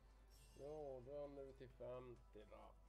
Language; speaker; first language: Swedish; native; Swedish